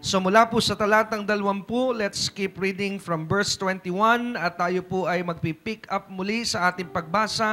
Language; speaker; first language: Filipino; native; Filipino